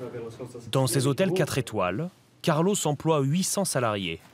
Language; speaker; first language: French; native; French